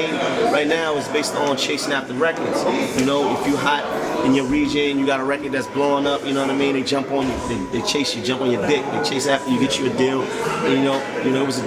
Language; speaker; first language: English; native; English